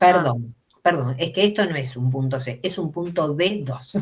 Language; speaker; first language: Spanish; native; Spanish